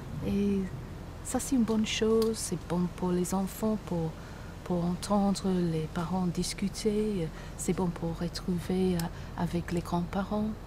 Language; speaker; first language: French; non-native, fluent; English